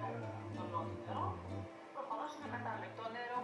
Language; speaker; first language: Greek; native; Greek